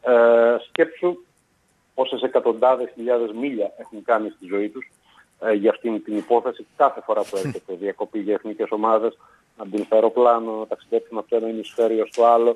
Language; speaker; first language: Greek; native; Greek